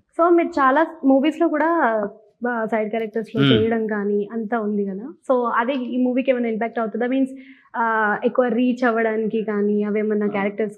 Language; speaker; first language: Telugu; native; Telugu